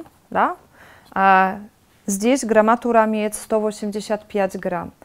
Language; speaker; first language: Russian; non-native, fluent; Polish